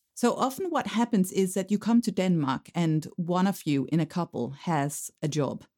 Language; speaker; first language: English; non-native, fluent; Danish